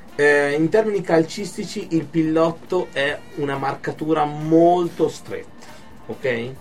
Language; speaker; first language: Italian; native; Italian